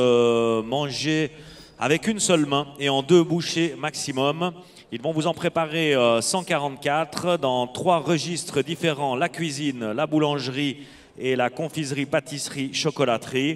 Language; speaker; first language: French; native; French